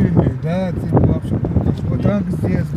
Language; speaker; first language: Russian; non-native, local second language; Uzbek